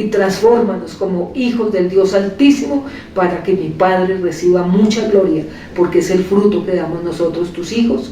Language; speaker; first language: Spanish; native; Spanish